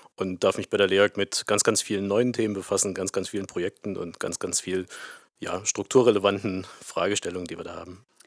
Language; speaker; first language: German; native; German